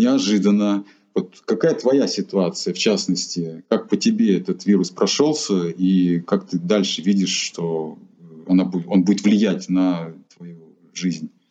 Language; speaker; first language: Russian; native; Russian